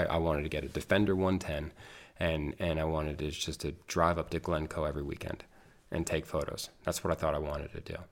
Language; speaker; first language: English; native; English